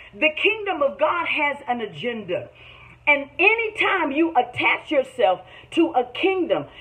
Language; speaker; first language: English; native; English